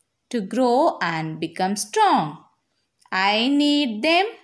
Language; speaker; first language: English; non-native, local second language; Tamil